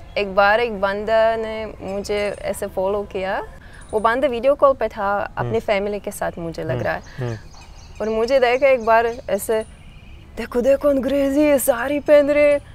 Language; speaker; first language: Hindi; non-native, fluent; Russian